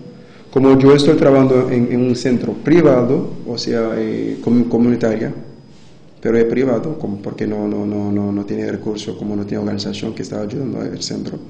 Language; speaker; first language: Spanish; non-native, fluent; Haitian Creole